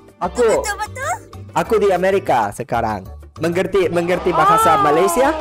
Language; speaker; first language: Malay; non-native, learner; Spanish